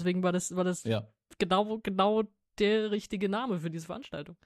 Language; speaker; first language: German; native; German